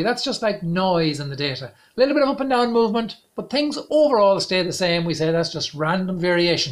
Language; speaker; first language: English; native; English